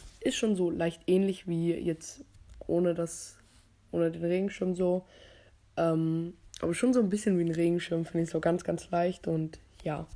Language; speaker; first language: German; native; German